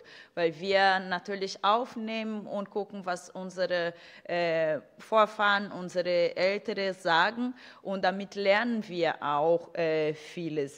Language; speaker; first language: German; non-native, fluent; Portuguese